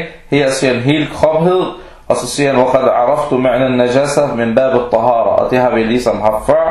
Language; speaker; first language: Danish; early bilingual, other home language; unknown